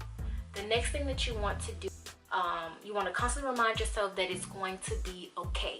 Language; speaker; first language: English; native; English